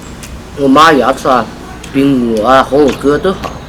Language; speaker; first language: Chinese; native; Chinese